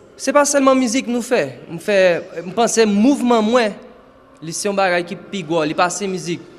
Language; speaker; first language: Haitian Creole; non-native, fluent; Portuguese